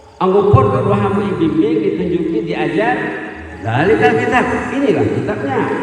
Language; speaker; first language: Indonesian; non-native, local second language; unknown